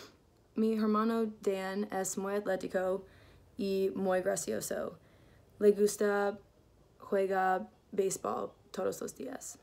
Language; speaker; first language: Spanish; non-native, learner; English